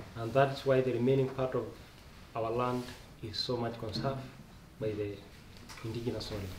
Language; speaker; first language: English; non-native, local second language; Masai